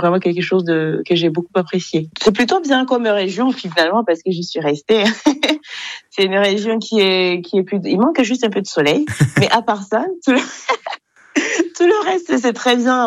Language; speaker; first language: French; non-native, local second language; Kinyarwanda